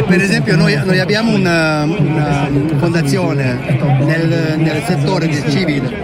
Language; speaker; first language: Italian; non-native, learner; Hungarian